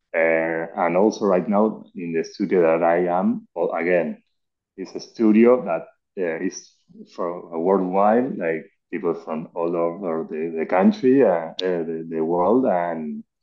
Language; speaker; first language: English; non-native, learner; Spanish